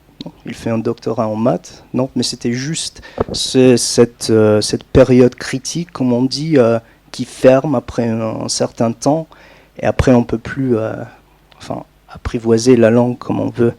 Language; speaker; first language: French; non-native, fluent; English